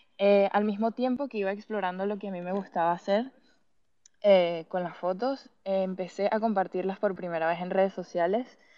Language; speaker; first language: Spanish; native; Spanish